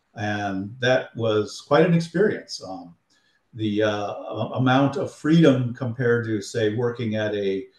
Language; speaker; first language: English; native; English